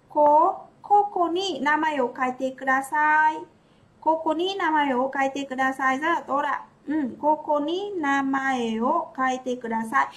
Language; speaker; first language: Japanese; non-native, fluent; Vietnamese